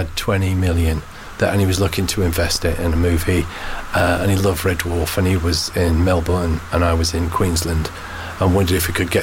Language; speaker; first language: English; native; English